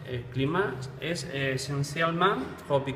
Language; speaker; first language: French; non-native, learner; Spanish